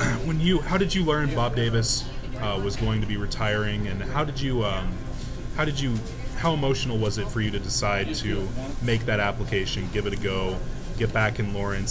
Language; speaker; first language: English; native; English